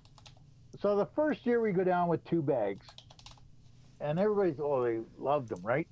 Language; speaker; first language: English; native; English